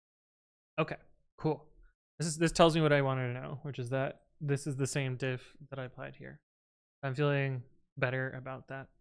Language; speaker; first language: English; native; English